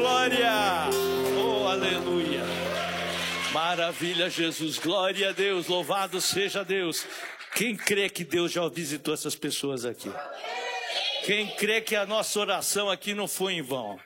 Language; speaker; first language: Portuguese; native; Portuguese